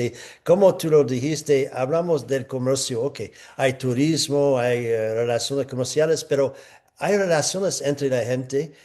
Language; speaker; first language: Spanish; non-native, fluent; English